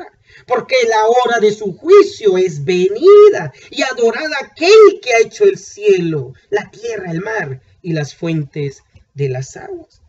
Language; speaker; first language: Spanish; native; Spanish